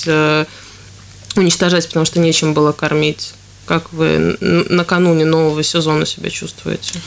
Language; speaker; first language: Russian; native; Russian